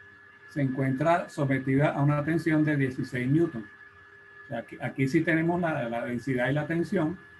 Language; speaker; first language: Spanish; native; Spanish